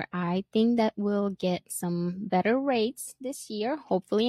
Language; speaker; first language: English; non-native, fluent; Bulgarian